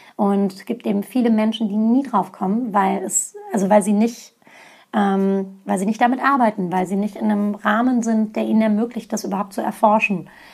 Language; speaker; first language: German; native; German